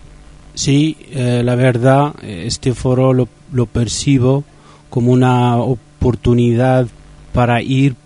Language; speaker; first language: Spanish; non-native, fluent; Riffian